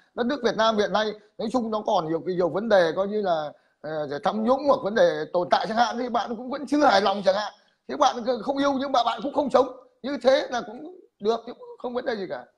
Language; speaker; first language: Vietnamese; native; Vietnamese